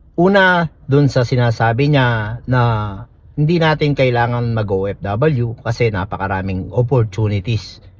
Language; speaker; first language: Filipino; native; Filipino